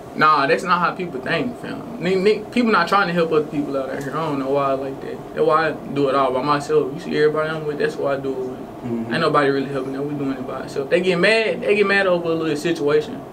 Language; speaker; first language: English; native; English